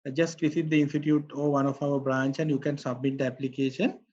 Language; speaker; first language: English; non-native, local second language; Sinhala